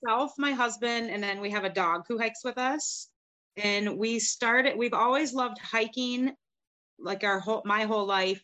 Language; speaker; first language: English; native; English